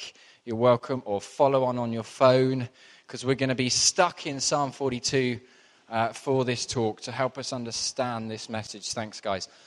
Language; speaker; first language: English; native; English